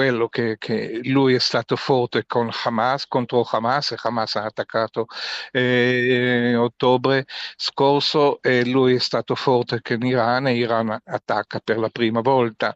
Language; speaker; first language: Italian; non-native, fluent; Hebrew